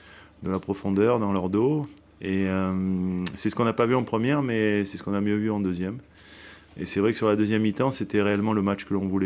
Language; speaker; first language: French; native; French